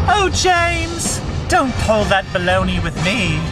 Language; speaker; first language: English; native; English